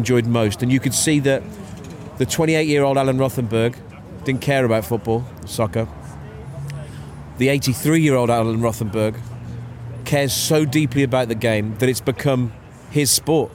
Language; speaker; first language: English; native; English